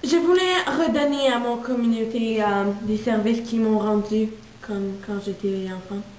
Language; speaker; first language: French; non-native, local second language; English